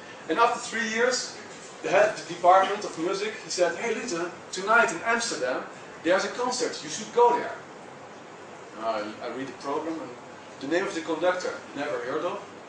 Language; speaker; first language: English; non-native, fluent; Dutch